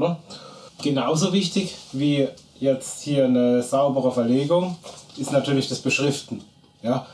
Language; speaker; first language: German; native; German